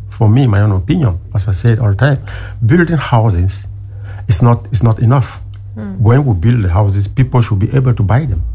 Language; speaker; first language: English; non-native, local second language; French